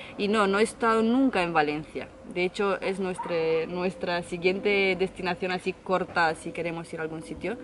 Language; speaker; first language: Spanish; non-native, fluent; Romanian